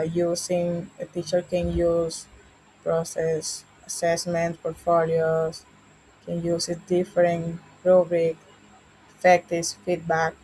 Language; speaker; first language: English; non-native, learner; Spanish